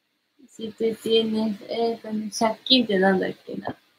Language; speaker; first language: Spanish; non-native, learner; Japanese